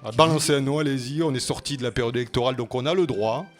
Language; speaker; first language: French; native; French